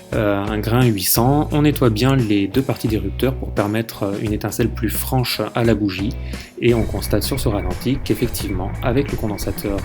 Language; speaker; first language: French; native; French